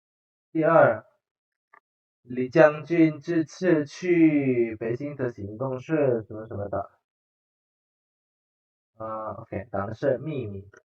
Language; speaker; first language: Chinese; non-native, fluent; Indonesian